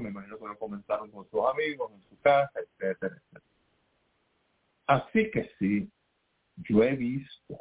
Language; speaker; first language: Spanish; native; Spanish